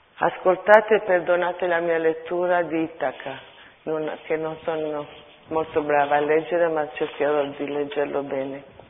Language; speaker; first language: Italian; early bilingual, other home language; Armenian